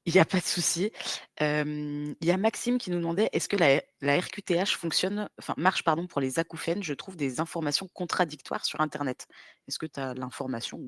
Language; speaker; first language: French; native; French